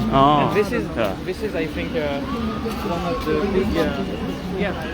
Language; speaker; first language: English; non-native, fluent; French